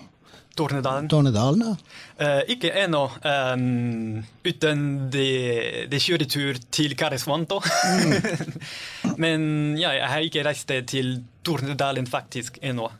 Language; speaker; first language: Norwegian; non-native, learner; French